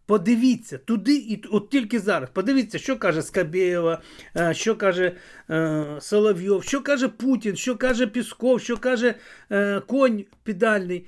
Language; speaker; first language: Ukrainian; native; Ukrainian